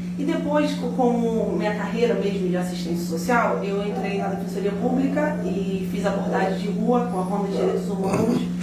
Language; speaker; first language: Portuguese; early bilingual, heritage; Portuguese